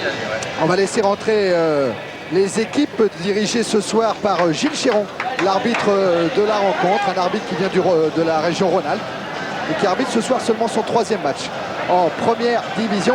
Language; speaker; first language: French; native; French